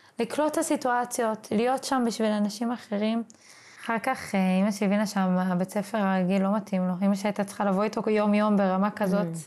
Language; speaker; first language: Hebrew; early bilingual, other home language; English